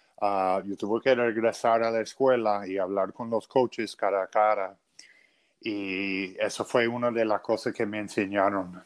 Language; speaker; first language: Spanish; non-native, fluent; English